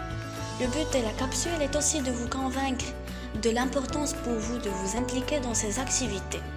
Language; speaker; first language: French; non-native, local second language; Arabic